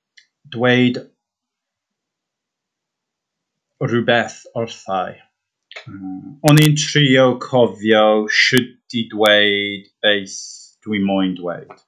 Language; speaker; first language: Welsh; non-native, learner; English